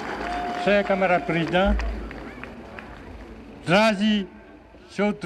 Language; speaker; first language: Slovak; non-native, learner; Vietnamese